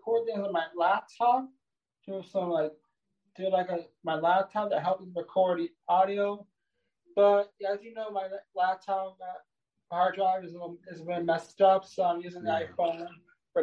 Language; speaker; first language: English; native; English